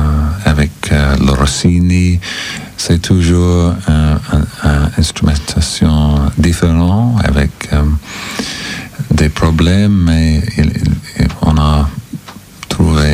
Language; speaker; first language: French; non-native, learner; English